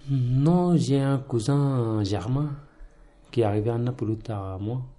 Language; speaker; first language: French; non-native, learner; Punjabi